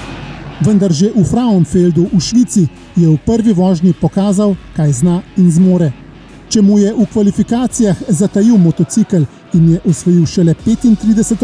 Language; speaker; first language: Slovenian; native; Slovenian